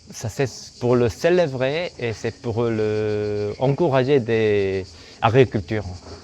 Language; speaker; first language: French; non-native, fluent; Korean